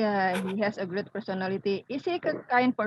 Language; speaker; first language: English; non-native, fluent; Indonesian